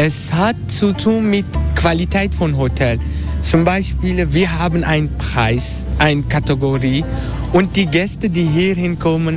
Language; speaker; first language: German; non-native, learner; Turkish